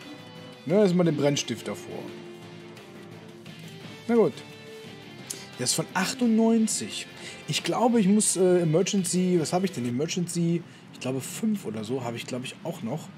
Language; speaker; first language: German; native; German